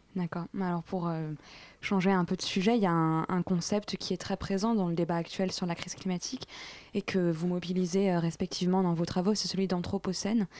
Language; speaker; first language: French; native; French